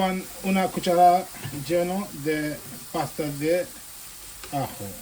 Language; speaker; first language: Spanish; non-native, fluent; Bangla